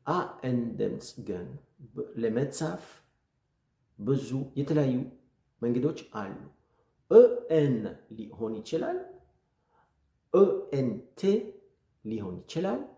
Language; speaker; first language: Amharic; non-native, learner; French